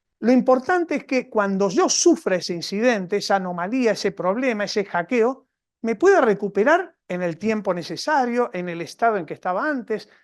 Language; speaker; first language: Spanish; native; Spanish